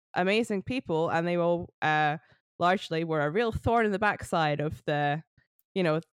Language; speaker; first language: English; native; English